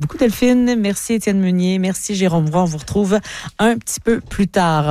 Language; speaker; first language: French; native; French